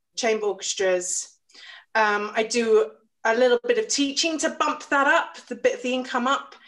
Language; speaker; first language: English; native; English